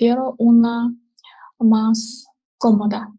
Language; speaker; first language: Spanish; non-native, learner; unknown